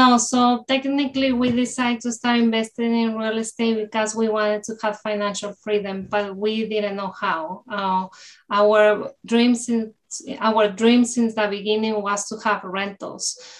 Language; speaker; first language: English; early bilingual, other home language; Spanish